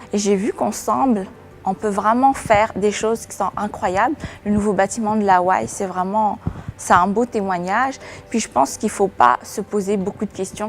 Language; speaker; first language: French; non-native, local second language; Malagasy